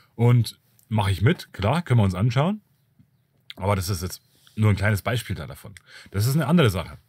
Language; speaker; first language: German; native; German